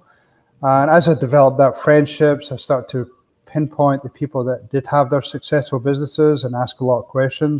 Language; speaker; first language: English; native; English